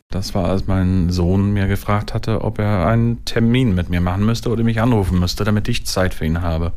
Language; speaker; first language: German; non-native, fluent; Swedish